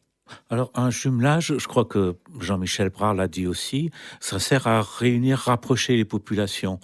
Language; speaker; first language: French; native; French